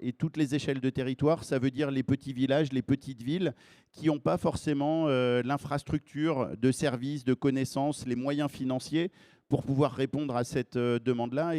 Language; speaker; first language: French; native; French